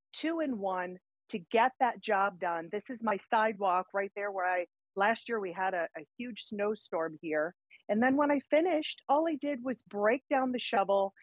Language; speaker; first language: English; native; English